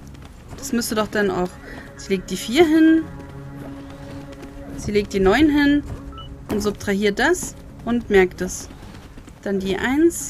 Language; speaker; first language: German; native; German